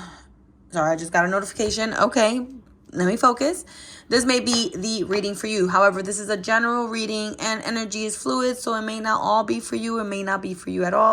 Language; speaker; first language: English; native; English